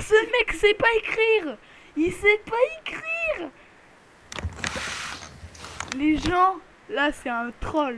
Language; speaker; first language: French; native; French